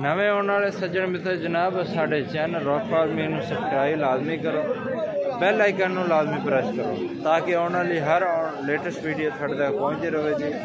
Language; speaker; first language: Urdu; non-native, local second language; Punjabi